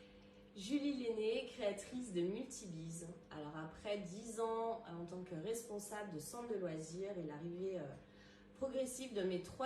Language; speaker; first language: French; native; French